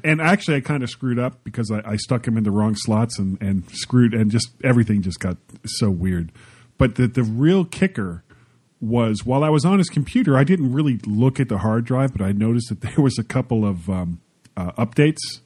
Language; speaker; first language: English; native; English